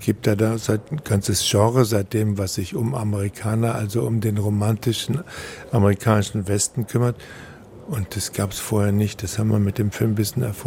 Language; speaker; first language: German; native; German